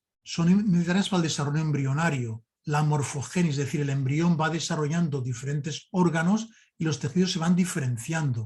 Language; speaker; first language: Spanish; native; Spanish